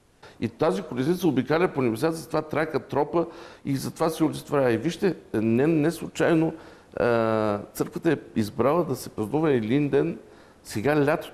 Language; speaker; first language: Bulgarian; native; Bulgarian